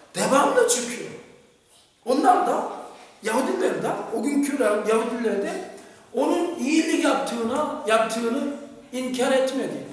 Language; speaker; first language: Turkish; non-native, fluent; Korean